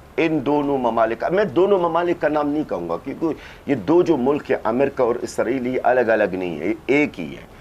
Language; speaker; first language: Urdu; non-native, fluent; Arabic